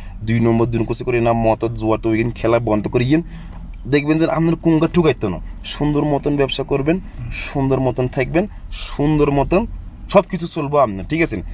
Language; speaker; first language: Bangla; non-native, fluent; Zulu